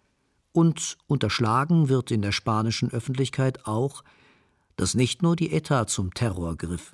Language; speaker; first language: German; native; German